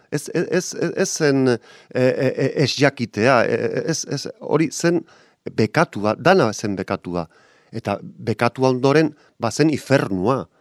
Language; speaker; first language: Basque; non-native, local second language; Spanish